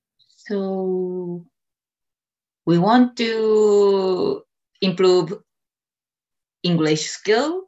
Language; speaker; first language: English; non-native, learner; Japanese